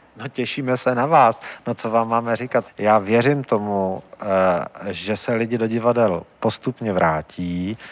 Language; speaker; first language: Czech; native; Czech